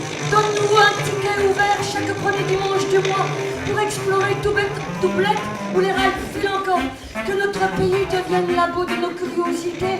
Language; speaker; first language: French; native; French